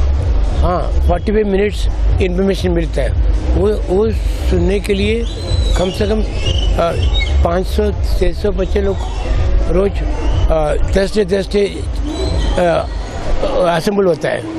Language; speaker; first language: Hindi; non-native, local second language; Tamil